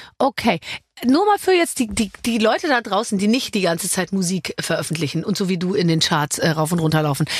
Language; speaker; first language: German; native; German